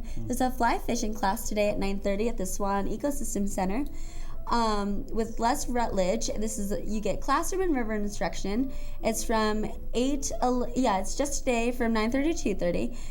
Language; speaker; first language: English; native; English